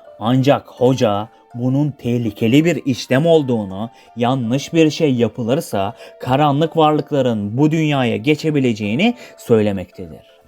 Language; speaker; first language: Turkish; native; Turkish